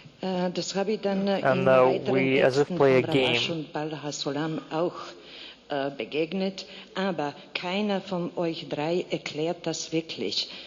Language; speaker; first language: German; non-native, fluent; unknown